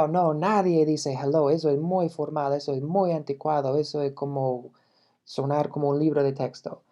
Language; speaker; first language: Spanish; non-native, fluent; English